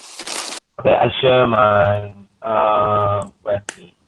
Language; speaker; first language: English; non-native, learner; Chinese